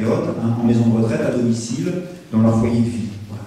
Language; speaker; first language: French; native; French